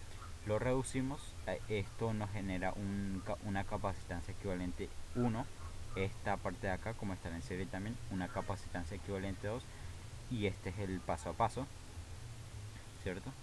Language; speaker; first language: Spanish; native; Spanish